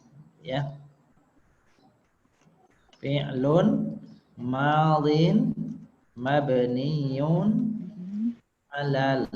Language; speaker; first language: Arabic; non-native, fluent; Indonesian